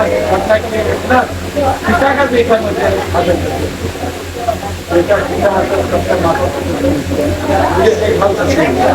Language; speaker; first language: Hindi; non-native, local second language; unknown